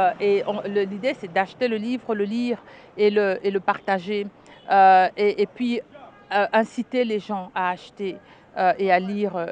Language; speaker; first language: French; non-native, local second language; Lingala